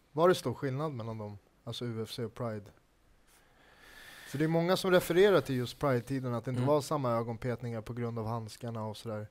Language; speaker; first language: Swedish; native; Swedish